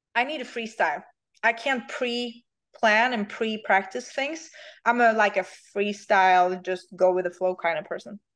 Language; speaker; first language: English; non-native, fluent; Swedish